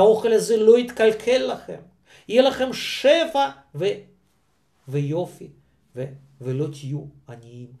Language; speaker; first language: Hebrew; non-native, fluent; Russian